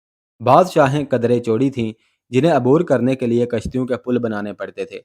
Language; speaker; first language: Urdu; native; Urdu